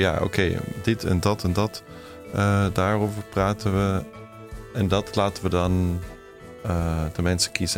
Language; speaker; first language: Dutch; non-native, fluent; German